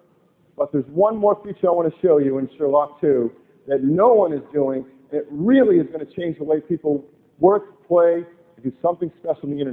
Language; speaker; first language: English; native; English